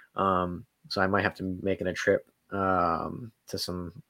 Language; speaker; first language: English; native; English